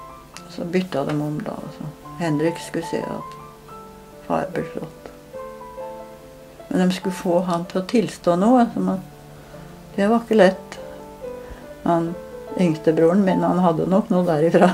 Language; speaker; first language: Norwegian; native; Norwegian